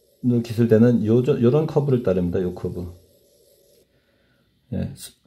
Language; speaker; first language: Korean; native; Korean